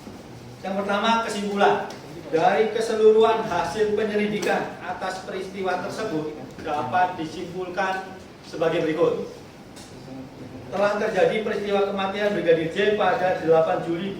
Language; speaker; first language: Indonesian; native; Indonesian